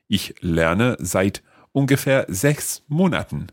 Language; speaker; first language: German; non-native, learner; English